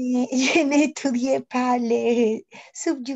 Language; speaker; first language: French; non-native, learner; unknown